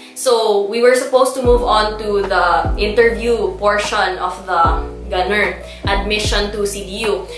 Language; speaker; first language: English; non-native, local second language; Cebuano